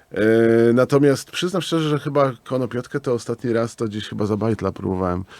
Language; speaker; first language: Polish; native; Polish